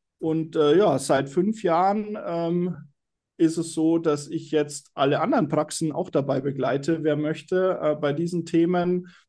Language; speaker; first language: German; native; German